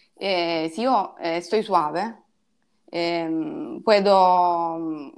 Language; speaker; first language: Spanish; non-native, learner; Italian